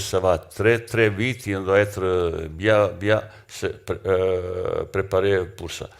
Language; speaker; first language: French; non-native, learner; Bosnian